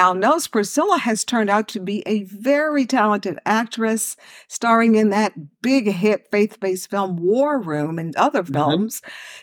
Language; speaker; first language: English; native; English